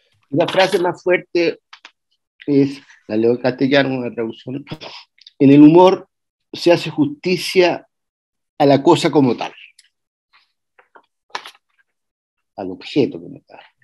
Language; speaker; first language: Spanish; native; Spanish